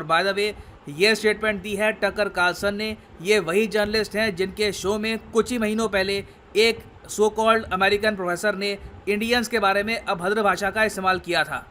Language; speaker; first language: Hindi; native; Hindi